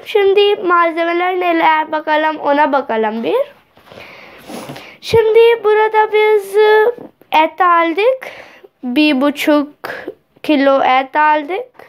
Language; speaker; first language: Turkish; non-native, learner; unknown